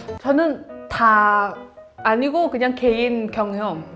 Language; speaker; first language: Korean; non-native, learner; Vietnamese